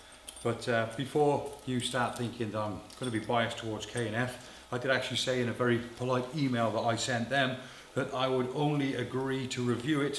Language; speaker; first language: English; native; English